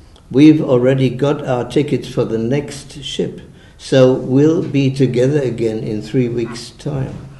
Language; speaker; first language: English; early bilingual, other home language; German